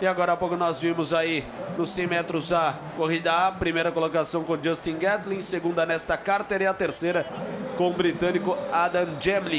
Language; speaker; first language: Portuguese; native; Portuguese